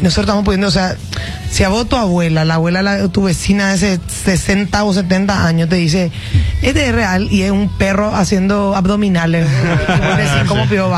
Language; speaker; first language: Spanish; native; Spanish